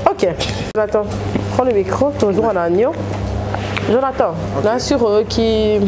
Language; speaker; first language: French; non-native, local second language; Lingala